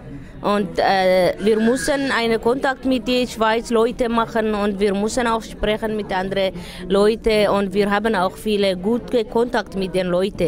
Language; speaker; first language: German; non-native, learner; Tigrinya